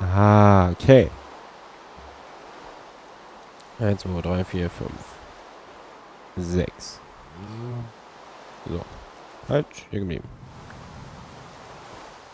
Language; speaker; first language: German; native; German